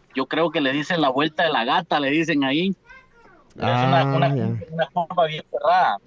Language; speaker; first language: Spanish; native; Spanish